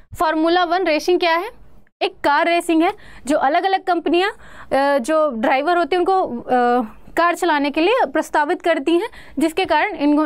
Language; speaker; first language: Hindi; native; Hindi